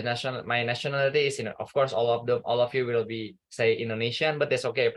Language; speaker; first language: English; non-native, fluent; Indonesian